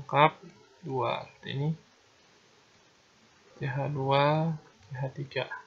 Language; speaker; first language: Indonesian; native; Indonesian